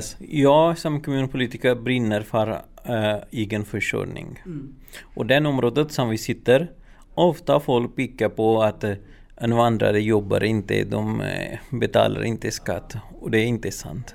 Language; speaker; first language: Swedish; non-native, learner; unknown